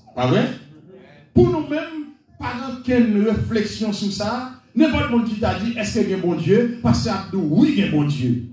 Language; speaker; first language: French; non-native, local second language; Haitian Creole